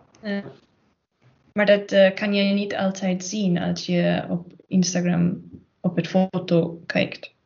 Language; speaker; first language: Dutch; non-native, learner; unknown